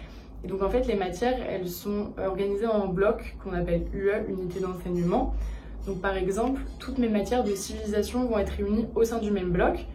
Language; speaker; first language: French; native; French